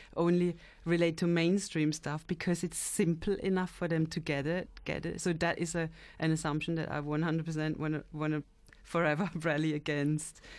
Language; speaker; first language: English; native; English